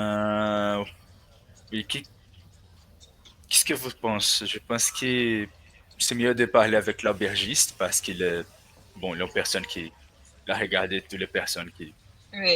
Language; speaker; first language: French; non-native, learner; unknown